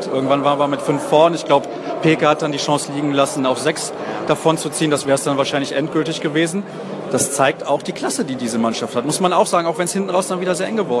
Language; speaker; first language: German; native; German